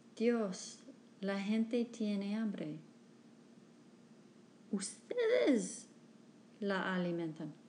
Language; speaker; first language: Spanish; non-native, learner; English